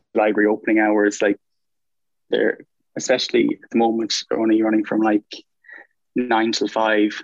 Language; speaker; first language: English; native; English